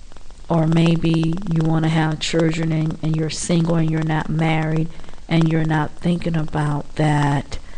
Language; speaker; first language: English; native; English